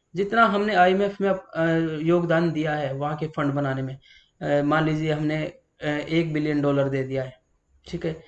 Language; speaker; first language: Hindi; native; Hindi